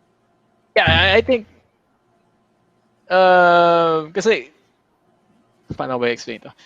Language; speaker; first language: Filipino; native; Filipino